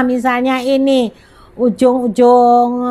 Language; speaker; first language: Indonesian; native; Indonesian